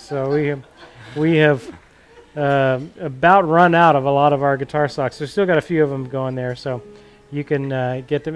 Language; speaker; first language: English; native; English